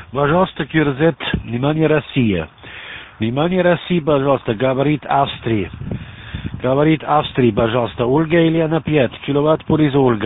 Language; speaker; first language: Russian; non-native, learner; German